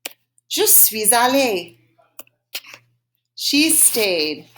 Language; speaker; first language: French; non-native, fluent; English